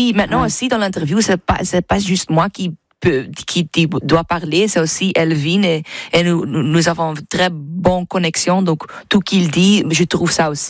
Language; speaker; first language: French; non-native, fluent; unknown